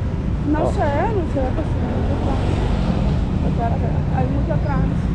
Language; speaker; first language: Spanish; native; Spanish